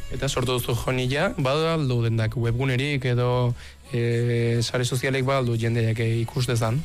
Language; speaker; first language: Basque; native; Basque